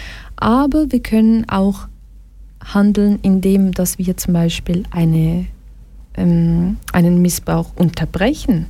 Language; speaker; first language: German; early bilingual, other home language; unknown